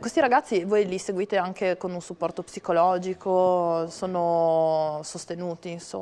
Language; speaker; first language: Italian; native; Italian